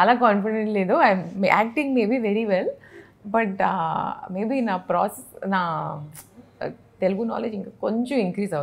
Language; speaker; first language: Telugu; non-native, learner; Kannada